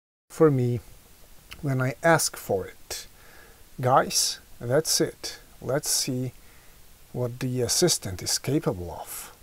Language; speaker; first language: English; non-native, fluent; Polish